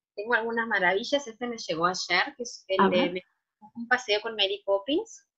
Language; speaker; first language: Spanish; native; Spanish